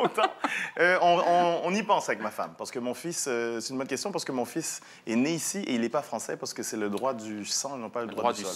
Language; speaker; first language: French; native; French